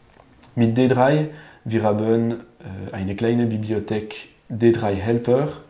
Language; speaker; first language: German; non-native, learner; French